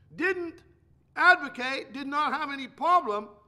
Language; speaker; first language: English; native; English